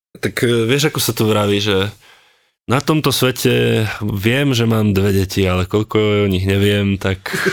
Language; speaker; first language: Slovak; native; Slovak